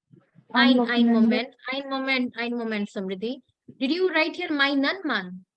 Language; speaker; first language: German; non-native, fluent; Hindi